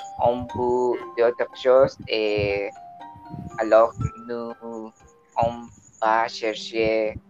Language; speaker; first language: French; non-native, learner; Spanish